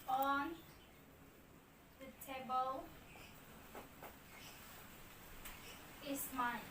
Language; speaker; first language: English; non-native, learner; Indonesian